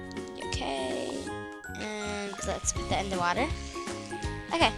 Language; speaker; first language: English; native; English